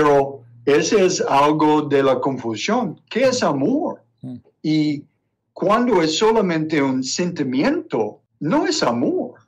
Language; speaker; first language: Spanish; non-native, learner; English